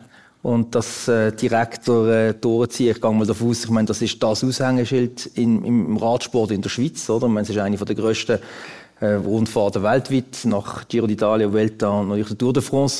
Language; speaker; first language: German; native; German